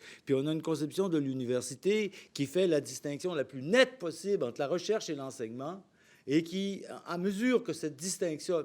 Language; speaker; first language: French; native; French